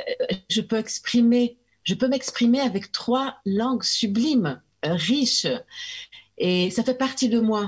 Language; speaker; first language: French; early bilingual, heritage; French